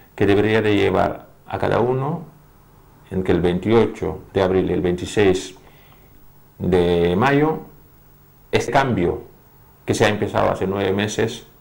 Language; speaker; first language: Spanish; non-native, fluent; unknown